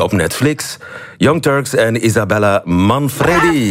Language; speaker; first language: Dutch; native; Dutch